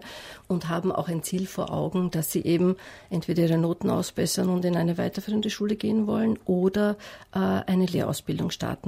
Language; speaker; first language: German; native; German